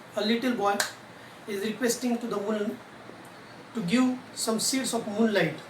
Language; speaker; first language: English; non-native, local second language; Marathi